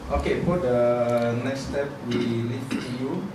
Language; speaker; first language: English; non-native, learner; Indonesian